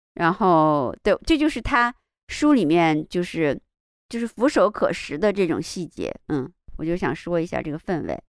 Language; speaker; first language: Chinese; native; Chinese